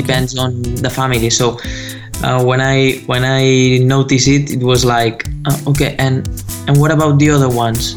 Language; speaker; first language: English; non-native, fluent; Spanish